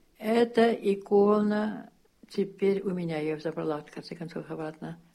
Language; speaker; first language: Russian; early bilingual, heritage; Russian